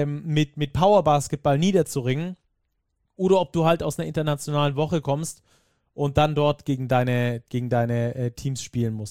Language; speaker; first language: German; native; German